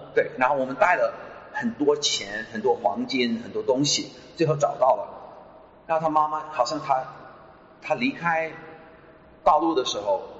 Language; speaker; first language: Chinese; non-native, fluent; English